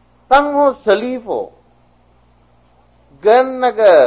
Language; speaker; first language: Chinese; non-native, fluent; Sinhala